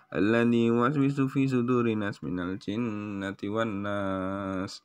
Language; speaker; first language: Arabic; non-native, learner; Indonesian